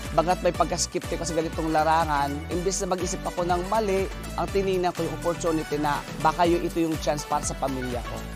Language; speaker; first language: Filipino; non-native, local second language; Bikol